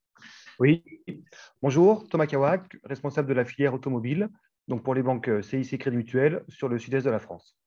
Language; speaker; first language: French; native; French